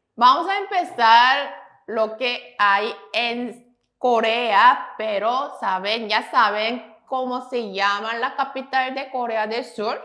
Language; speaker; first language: Spanish; non-native, fluent; Korean